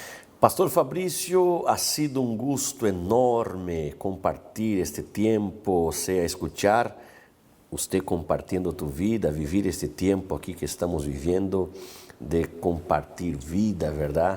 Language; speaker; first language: Spanish; non-native, fluent; Portuguese